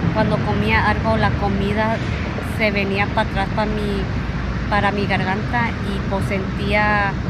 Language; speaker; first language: Spanish; early bilingual, heritage; Spanish